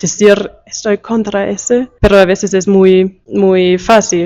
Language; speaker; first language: Spanish; non-native, fluent; German